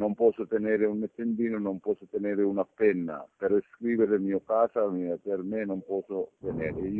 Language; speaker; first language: Italian; non-native, learner; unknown